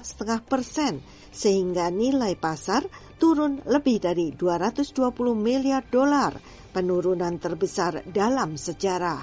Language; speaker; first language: Indonesian; native; Indonesian